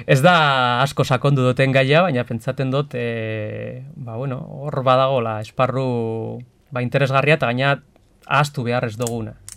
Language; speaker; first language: Basque; non-native, local second language; Spanish